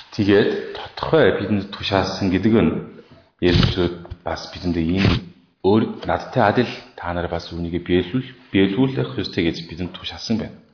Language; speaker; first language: Mongolian; non-native, fluent; Korean